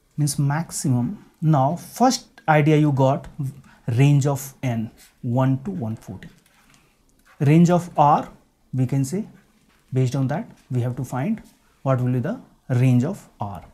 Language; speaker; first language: English; non-native, local second language; Hindi